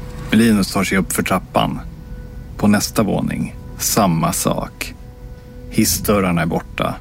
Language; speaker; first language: Swedish; native; Swedish